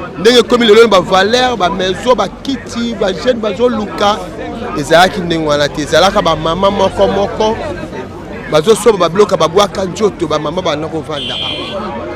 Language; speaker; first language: Lingala; native; Lingala